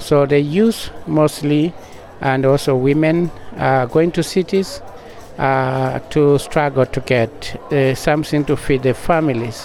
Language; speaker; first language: English; non-native, local second language; Masai